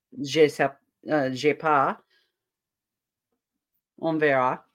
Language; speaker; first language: French; non-native, learner; English